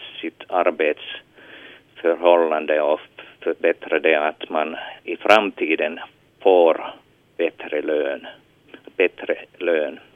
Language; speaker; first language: Swedish; non-native, local second language; Finnish